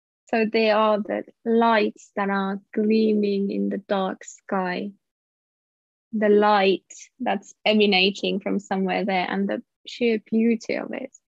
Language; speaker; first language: English; non-native, fluent; Finnish